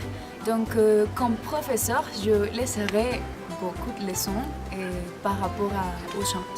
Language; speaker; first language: French; non-native, learner; Spanish